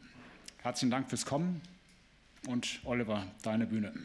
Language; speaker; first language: German; native; German